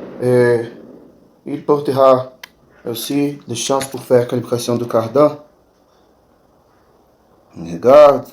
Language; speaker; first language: French; non-native, learner; Portuguese